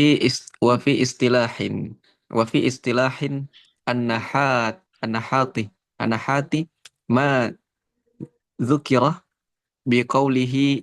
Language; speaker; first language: Arabic; non-native, fluent; Indonesian